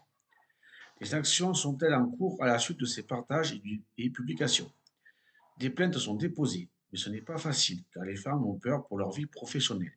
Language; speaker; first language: French; native; French